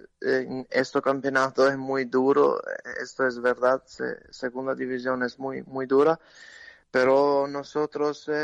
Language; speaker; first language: Spanish; non-native, learner; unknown